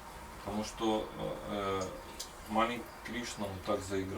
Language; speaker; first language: Russian; native; Russian